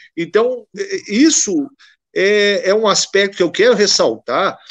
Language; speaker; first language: Portuguese; native; Portuguese